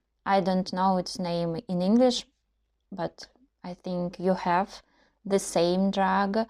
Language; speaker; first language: English; non-native, learner; Russian